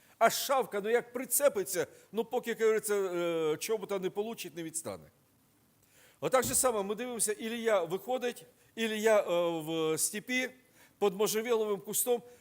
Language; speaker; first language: Ukrainian; non-native, local second language; Russian